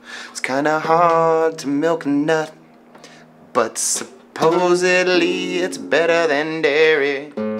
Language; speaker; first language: English; native; English